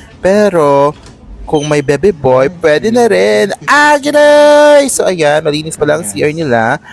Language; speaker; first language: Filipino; non-native, local second language; Waray